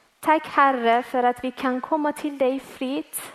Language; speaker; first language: Swedish; early bilingual, other home language; Persian